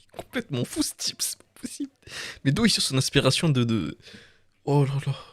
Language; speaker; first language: French; native; French